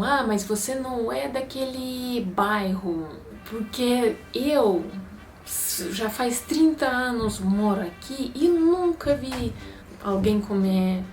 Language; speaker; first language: Portuguese; non-native, fluent; Russian